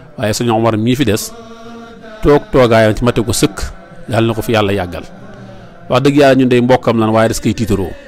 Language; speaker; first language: Wolof; native; Wolof